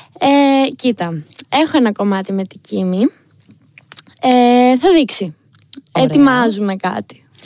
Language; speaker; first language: Greek; early bilingual, heritage; Greek